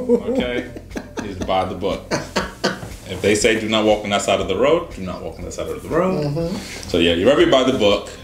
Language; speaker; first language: English; native; English